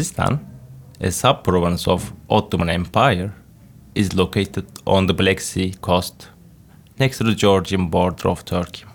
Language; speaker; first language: English; non-native, fluent; Turkish